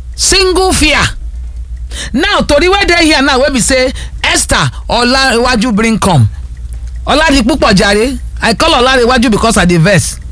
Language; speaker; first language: Nigerian Pidgin; non-native, local second language; Yoruba